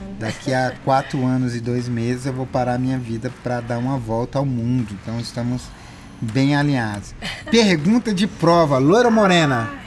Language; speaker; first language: Portuguese; native; Portuguese